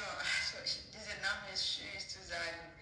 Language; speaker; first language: German; non-native, learner; Haitian Creole